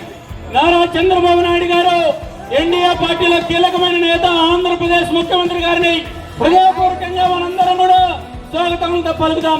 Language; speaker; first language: Telugu; native; Telugu